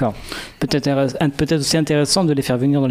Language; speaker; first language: French; native; French